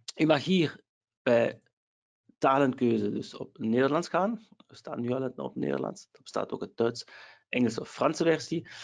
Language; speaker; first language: Dutch; non-native, local second language; German